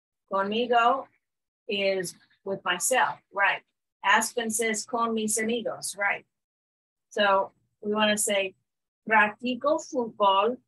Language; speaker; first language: English; native; English